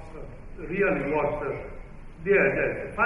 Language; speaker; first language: English; non-native, fluent; Italian